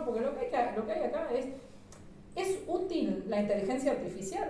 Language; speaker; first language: Spanish; native; Spanish